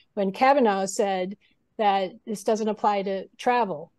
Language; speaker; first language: English; native; English